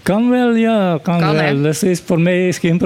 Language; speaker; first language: Dutch; non-native, learner; Papiamento